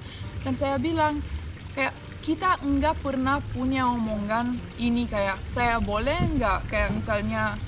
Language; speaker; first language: Indonesian; non-native, fluent; Romanian